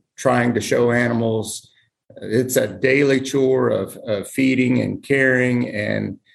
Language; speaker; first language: English; native; English